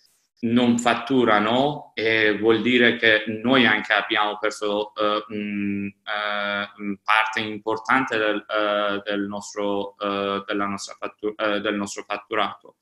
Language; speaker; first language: Italian; non-native, fluent; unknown